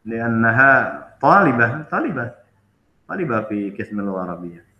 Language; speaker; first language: Arabic; non-native, fluent; Indonesian